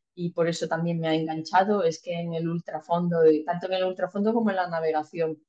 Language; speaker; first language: Spanish; native; Spanish